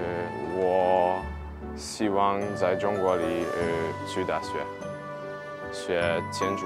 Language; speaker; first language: Chinese; non-native, learner; Hungarian